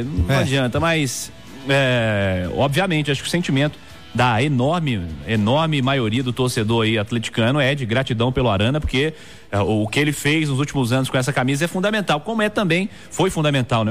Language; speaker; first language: Portuguese; native; Portuguese